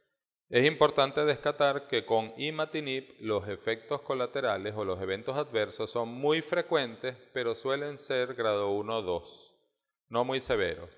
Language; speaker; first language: Spanish; native; Spanish